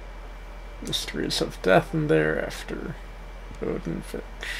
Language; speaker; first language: English; native; English